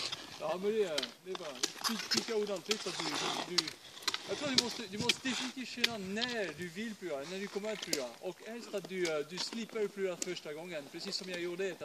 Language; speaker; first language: Swedish; non-native, fluent; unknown